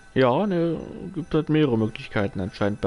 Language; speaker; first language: German; native; German